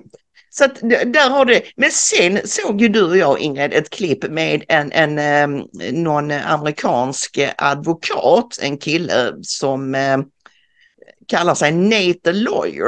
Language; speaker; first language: Swedish; native; Swedish